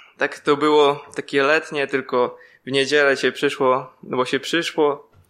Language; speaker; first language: Polish; native; Polish